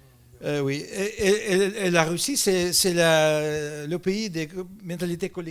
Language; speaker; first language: French; non-native, fluent; Russian